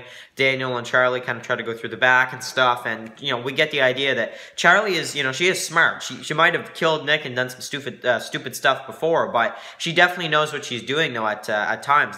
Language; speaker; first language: English; native; English